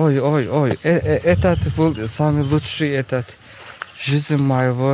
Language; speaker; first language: Russian; non-native, local second language; Azerbaijani